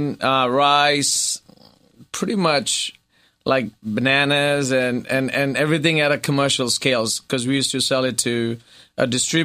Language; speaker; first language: English; non-native, local second language; Gujarati